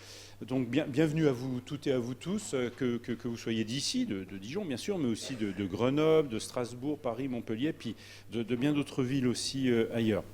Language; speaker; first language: French; native; French